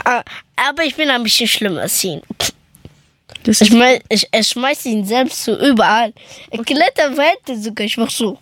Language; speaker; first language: German; early bilingual, other home language; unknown